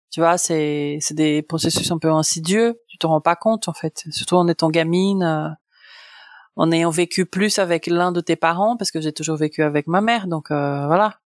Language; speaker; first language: French; non-native, fluent; Portuguese